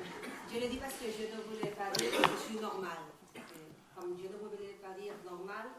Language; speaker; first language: French; non-native, learner; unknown